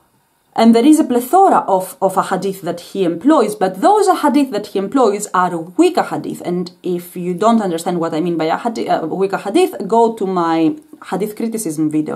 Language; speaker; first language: English; non-native, fluent; Greek